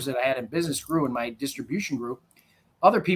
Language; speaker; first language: English; native; English